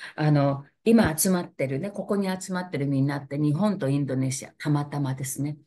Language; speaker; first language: Japanese; native; Japanese